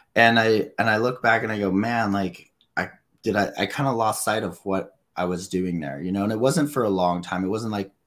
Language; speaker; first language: English; native; English